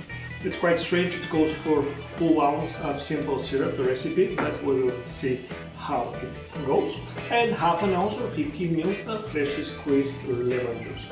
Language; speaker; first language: English; non-native, fluent; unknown